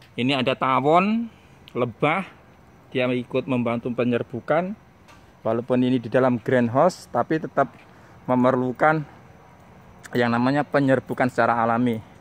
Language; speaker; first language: Indonesian; native; Indonesian